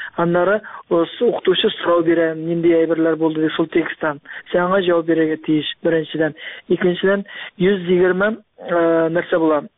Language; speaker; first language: Tatar; early bilingual, heritage; Tatar